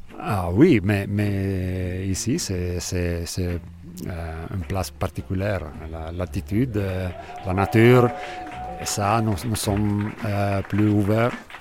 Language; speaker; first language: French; non-native, learner; Italian